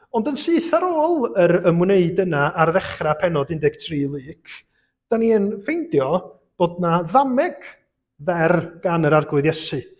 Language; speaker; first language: Welsh; native; Welsh